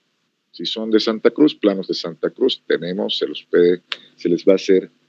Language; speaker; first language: Spanish; native; Spanish